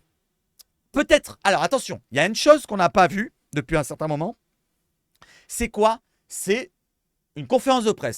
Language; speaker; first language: French; native; French